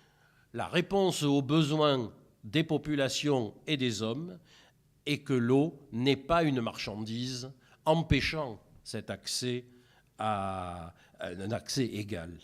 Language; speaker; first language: French; native; French